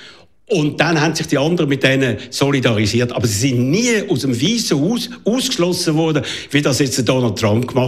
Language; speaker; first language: German; native; German